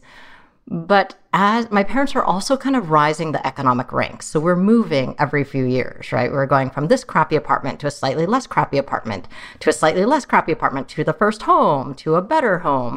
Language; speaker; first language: English; early bilingual, other home language; Chinese